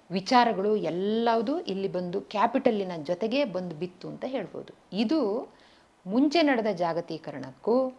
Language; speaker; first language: Kannada; native; Kannada